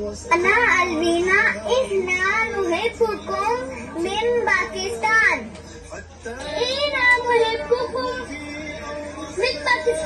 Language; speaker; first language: Arabic; non-native, learner; Urdu